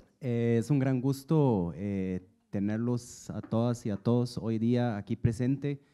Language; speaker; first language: Spanish; non-native, fluent; German